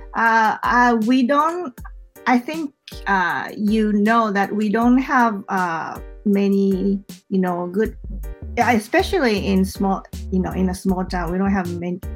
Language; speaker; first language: English; non-native, fluent; Japanese